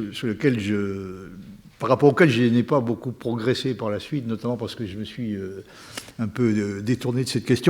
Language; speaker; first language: French; native; French